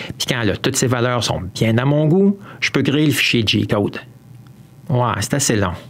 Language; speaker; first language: French; native; French